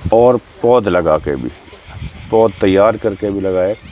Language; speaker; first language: Hindi; native; Hindi